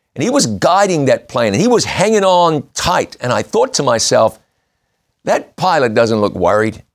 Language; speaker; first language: English; native; English